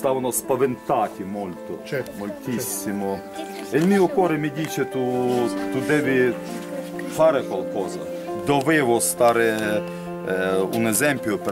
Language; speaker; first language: Italian; non-native, learner; Ukrainian